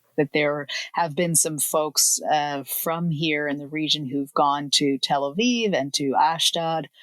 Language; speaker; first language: English; native; English